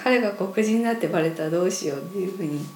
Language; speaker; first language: Japanese; native; Japanese